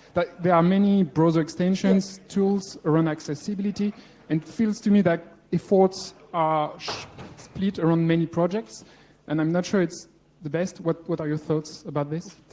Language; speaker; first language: English; non-native, fluent; French